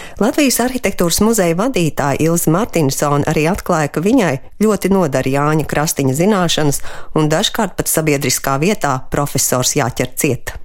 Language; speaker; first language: Latvian; native; Latvian